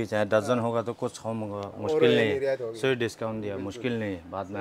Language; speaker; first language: Hindi; non-native, learner; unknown